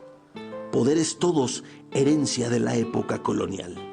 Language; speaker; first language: Spanish; native; Spanish